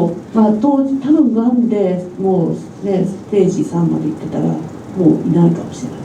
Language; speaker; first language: Japanese; native; Japanese